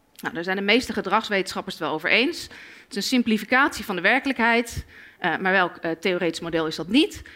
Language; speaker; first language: Dutch; native; Dutch